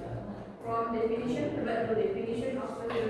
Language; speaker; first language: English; non-native, learner; Indonesian